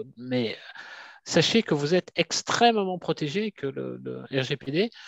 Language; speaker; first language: French; native; French